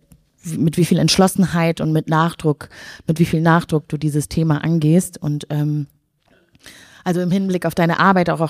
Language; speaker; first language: German; native; German